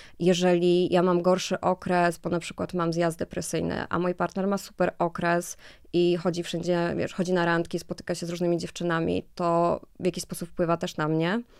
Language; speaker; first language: Polish; native; Polish